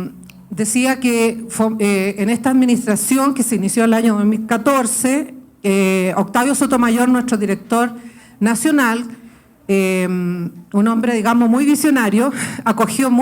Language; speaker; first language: Spanish; native; Spanish